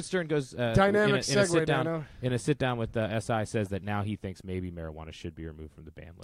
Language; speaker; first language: English; native; English